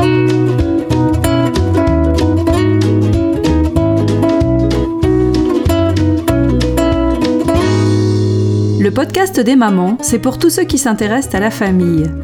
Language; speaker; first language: French; native; French